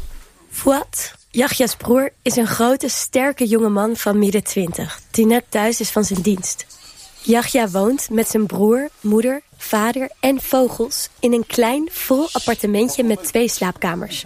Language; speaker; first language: Dutch; native; Dutch